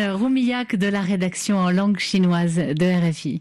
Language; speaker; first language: French; native; French